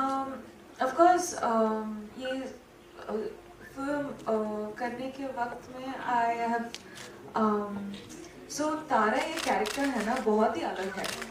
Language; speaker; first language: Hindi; non-native, local second language; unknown